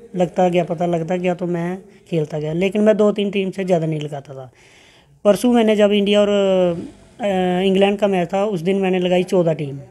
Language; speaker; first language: Hindi; native; Hindi